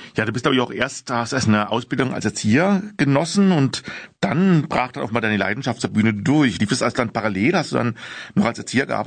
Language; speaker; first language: German; native; German